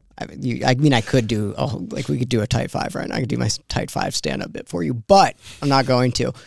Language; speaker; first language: English; native; English